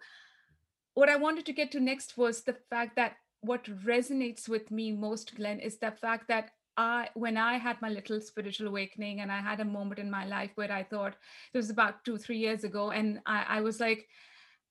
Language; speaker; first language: English; non-native, local second language; Urdu